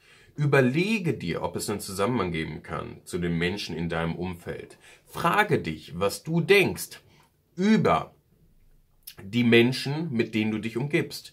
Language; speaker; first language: German; native; German